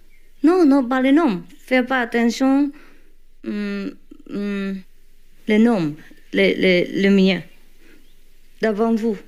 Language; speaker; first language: French; non-native, learner; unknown